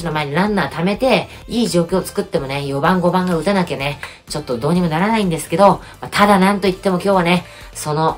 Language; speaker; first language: Japanese; native; Japanese